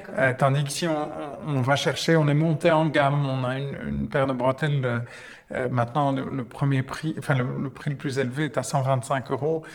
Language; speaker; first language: French; native; French